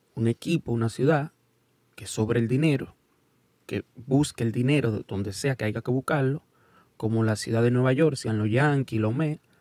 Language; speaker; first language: Spanish; early bilingual, heritage; Spanish